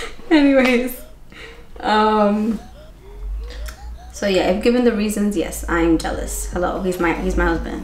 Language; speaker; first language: English; early bilingual, other home language; Spanish